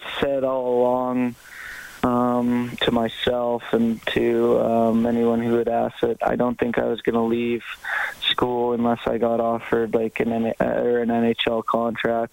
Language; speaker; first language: English; native; English